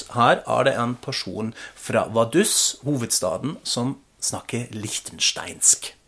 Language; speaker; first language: Norwegian; non-native, fluent; German